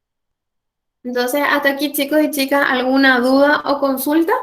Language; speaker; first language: Spanish; native; Spanish